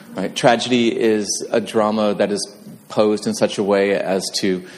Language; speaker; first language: English; native; English